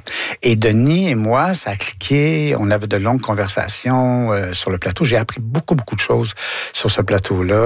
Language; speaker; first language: French; native; French